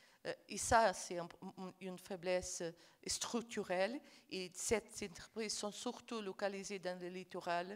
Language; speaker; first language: French; non-native, fluent; Portuguese